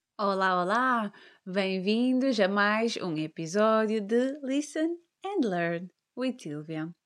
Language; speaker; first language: Portuguese; native; Portuguese